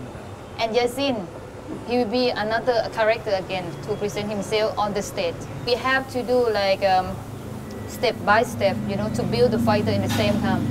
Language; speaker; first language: English; non-native, fluent; Thai